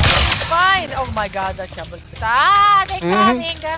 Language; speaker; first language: English; non-native, learner; Italian